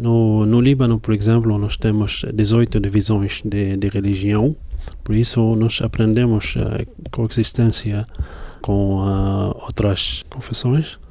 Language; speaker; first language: Portuguese; non-native, fluent; Arabic